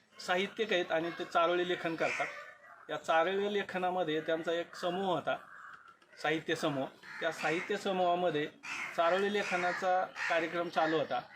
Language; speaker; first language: Marathi; native; Marathi